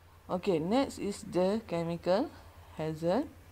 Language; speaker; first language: English; non-native, local second language; Malay